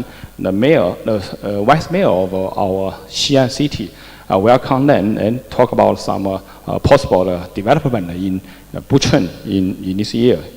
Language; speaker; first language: English; non-native, fluent; Chinese